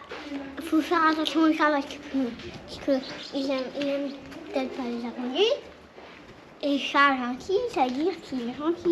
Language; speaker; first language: French; native; French